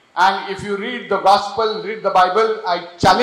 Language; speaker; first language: English; non-native, local second language; Marathi